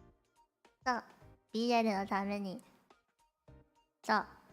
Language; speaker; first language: Japanese; non-native, learner; Cantonese